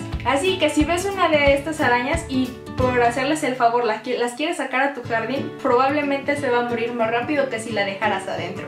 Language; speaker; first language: Spanish; native; Spanish